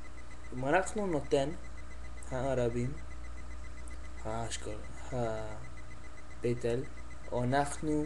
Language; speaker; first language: Hebrew; non-native, learner; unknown